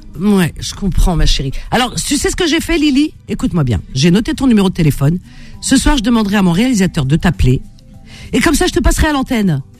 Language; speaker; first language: French; native; French